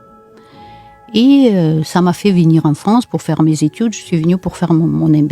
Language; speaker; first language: French; non-native, fluent; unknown